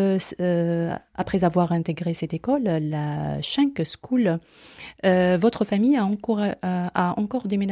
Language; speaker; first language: French; native; French